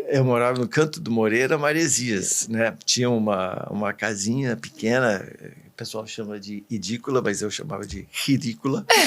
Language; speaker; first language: Portuguese; early bilingual, other home language; English